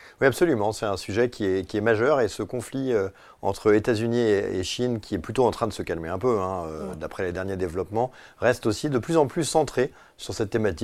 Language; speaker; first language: French; native; French